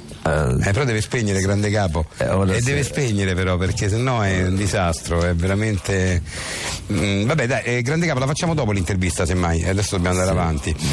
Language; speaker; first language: Italian; native; Italian